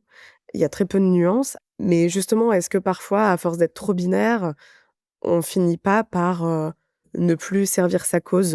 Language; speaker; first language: French; native; French